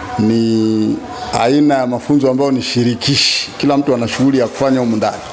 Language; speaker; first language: Swahili; native; Swahili